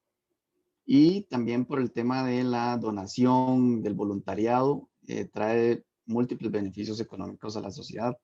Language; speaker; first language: Spanish; native; Spanish